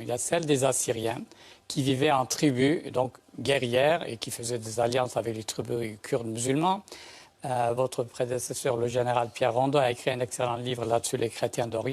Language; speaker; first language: French; native; French